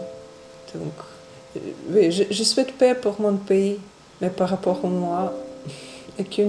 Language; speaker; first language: French; non-native, learner; Ukrainian